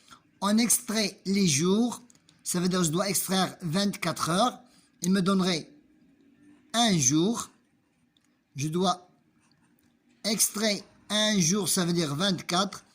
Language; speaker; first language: French; non-native, local second language; Arabic